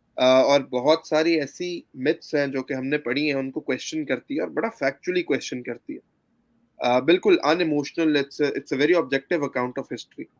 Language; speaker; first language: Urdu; native; Urdu